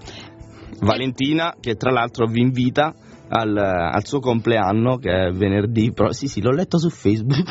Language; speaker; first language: Italian; native; Italian